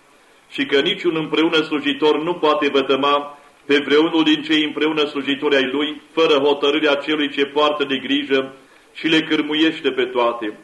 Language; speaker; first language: Romanian; native; Romanian